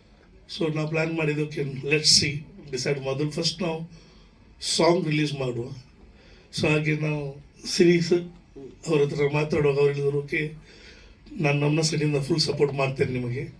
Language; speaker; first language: Kannada; non-native, local second language; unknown